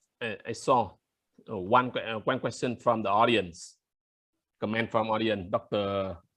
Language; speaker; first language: English; non-native, learner; Vietnamese